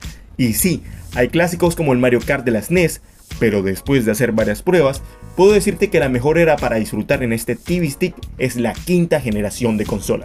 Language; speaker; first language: Spanish; native; Spanish